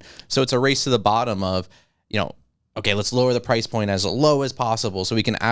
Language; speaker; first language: English; native; English